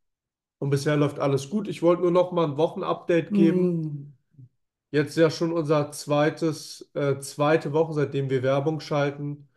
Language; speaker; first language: German; native; German